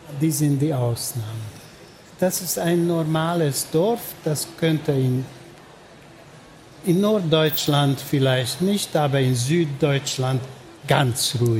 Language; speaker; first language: German; non-native, fluent; Hungarian